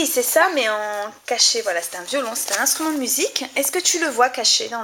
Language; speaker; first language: French; native; French